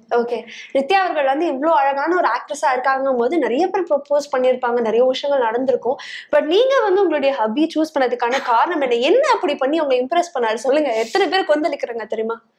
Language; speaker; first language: Tamil; native; Tamil